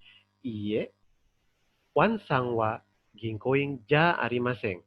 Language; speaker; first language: Japanese; non-native, fluent; Indonesian